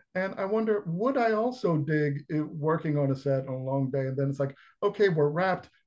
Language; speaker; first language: English; native; English